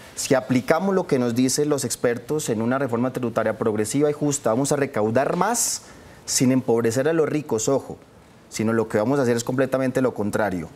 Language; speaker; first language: Spanish; native; Spanish